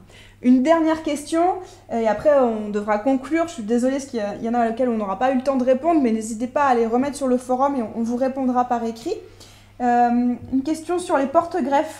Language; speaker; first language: French; native; French